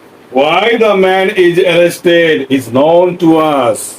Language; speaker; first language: English; non-native, local second language; Bangla